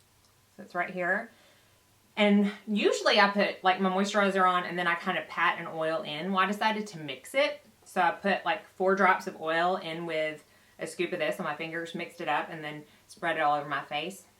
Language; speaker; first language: English; native; English